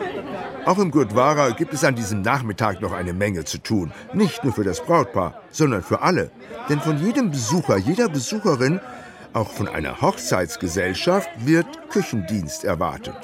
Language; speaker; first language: German; native; German